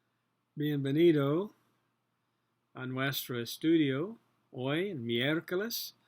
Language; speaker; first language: Spanish; non-native, learner; English